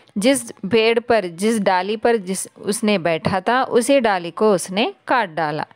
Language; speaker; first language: Hindi; non-native, local second language; Telugu